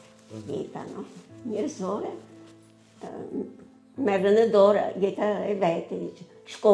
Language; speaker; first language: Albanian; non-native, learner; Italian